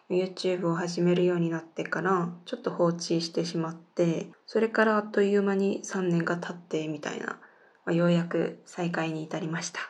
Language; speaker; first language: Japanese; non-native, fluent; Korean